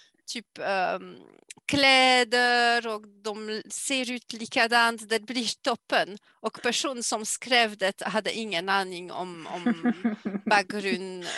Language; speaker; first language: Swedish; non-native, fluent; French